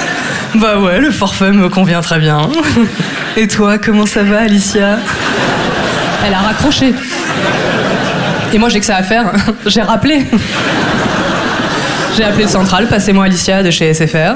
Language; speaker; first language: French; native; French